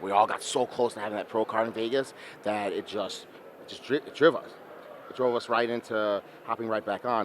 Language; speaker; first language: English; native; English